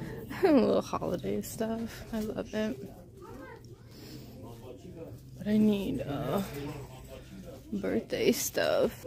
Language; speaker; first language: English; native; English